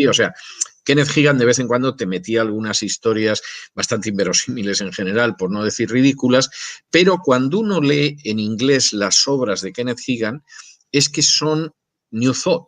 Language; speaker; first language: Spanish; native; Spanish